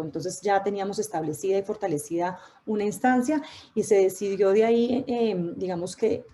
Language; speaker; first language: Spanish; native; Spanish